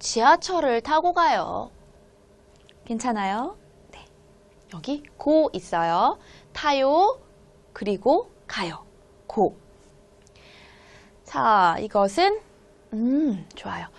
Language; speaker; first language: Korean; non-native, fluent; Hmong